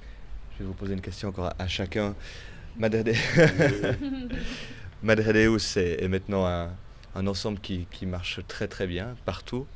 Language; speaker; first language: French; native; French